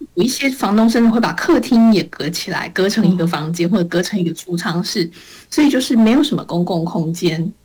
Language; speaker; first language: Chinese; native; Chinese